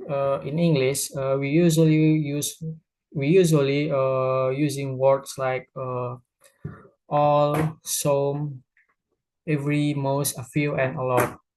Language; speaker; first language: English; non-native, learner; Indonesian